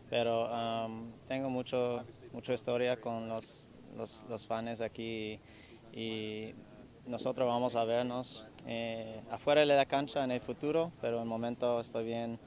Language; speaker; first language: Spanish; non-native, fluent; English